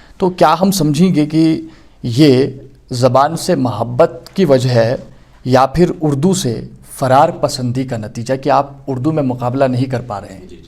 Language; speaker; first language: Urdu; non-native, local second language; Kashmiri